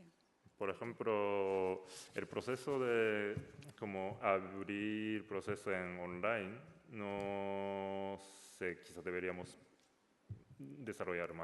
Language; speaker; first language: Spanish; non-native, learner; Japanese